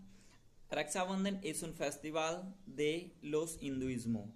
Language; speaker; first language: Spanish; non-native, learner; Hindi